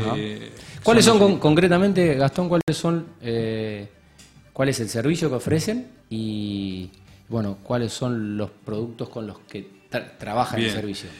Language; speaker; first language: Spanish; native; Spanish